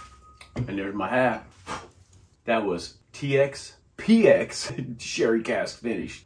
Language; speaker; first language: English; native; English